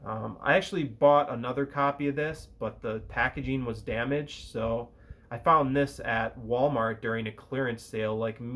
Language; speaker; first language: English; native; English